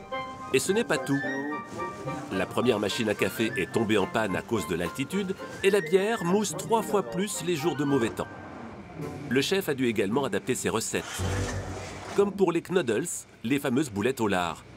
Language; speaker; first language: French; native; French